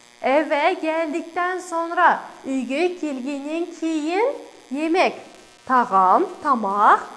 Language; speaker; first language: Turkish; non-native, fluent; Kazakh